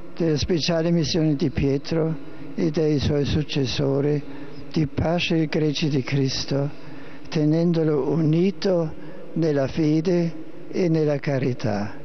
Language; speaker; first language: Italian; non-native, fluent; German